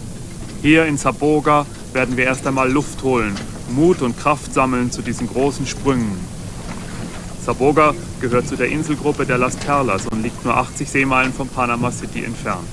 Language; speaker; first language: German; native; German